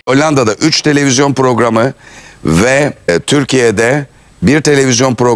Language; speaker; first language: Turkish; native; Turkish